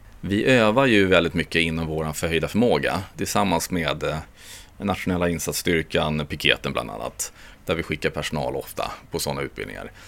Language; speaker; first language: Swedish; native; Swedish